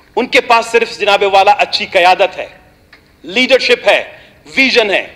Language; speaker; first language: Urdu; non-native, local second language; Baluchi